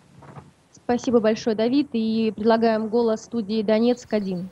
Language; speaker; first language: Russian; native; Russian